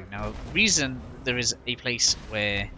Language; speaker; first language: English; native; English